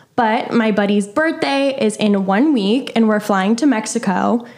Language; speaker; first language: English; native; English